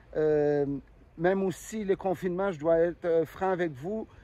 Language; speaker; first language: French; native; French